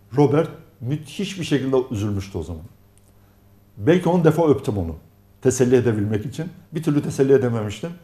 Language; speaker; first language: Turkish; non-native, local second language; Arabic